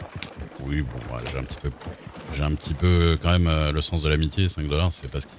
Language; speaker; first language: French; native; French